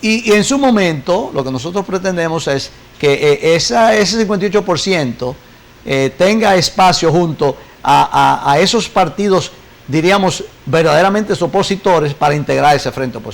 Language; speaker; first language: Spanish; native; Spanish